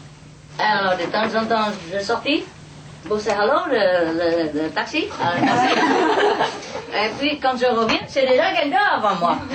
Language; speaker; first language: French; non-native, learner; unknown